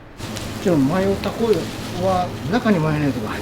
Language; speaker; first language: Japanese; native; Japanese